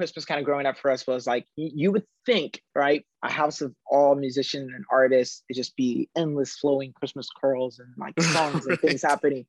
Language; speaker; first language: English; native; English